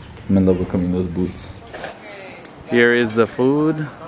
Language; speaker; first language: English; early bilingual, other home language; Spanish